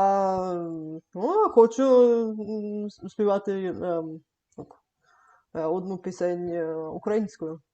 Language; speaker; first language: Ukrainian; non-native, learner; Bulgarian